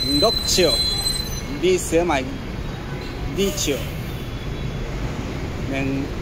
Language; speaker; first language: Vietnamese; non-native, learner; Japanese